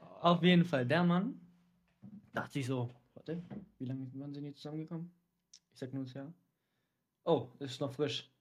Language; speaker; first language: German; early bilingual, other home language; Dutch